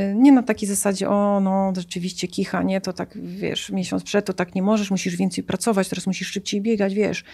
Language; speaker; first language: Polish; native; Polish